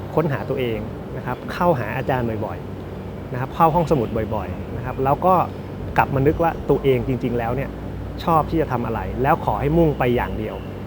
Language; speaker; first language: Thai; native; Thai